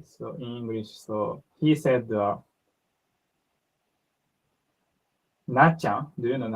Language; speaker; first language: English; non-native, learner; Japanese